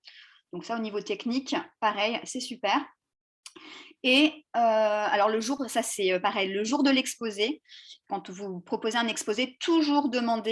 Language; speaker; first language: French; native; French